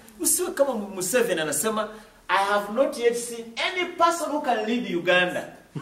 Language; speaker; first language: English; non-native, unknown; Swahili